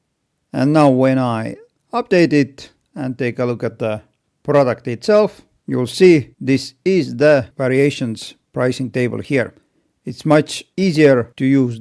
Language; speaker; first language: English; non-native, fluent; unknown